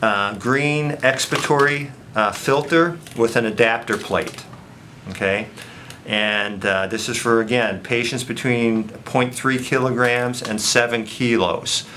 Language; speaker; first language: English; native; English